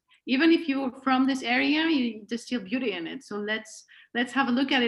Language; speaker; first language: English; non-native, fluent; French